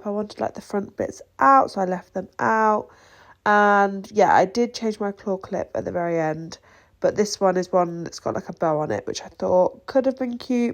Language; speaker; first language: English; native; English